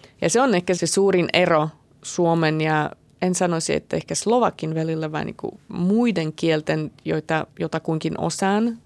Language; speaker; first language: Finnish; non-native, fluent; Slovak